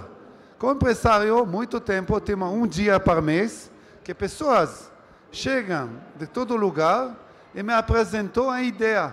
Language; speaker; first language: Portuguese; non-native, learner; Hebrew